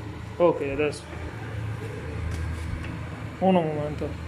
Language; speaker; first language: Italian; non-native, learner; Punjabi